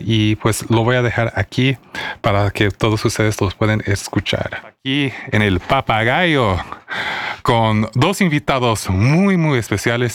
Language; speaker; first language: Spanish; non-native, fluent; English